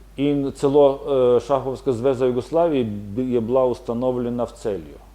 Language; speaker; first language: Slovenian; non-native, fluent; Ukrainian